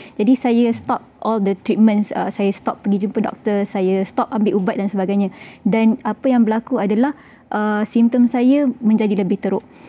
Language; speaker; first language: Malay; native; Malay